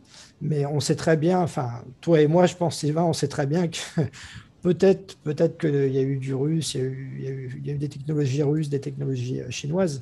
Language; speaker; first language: French; native; French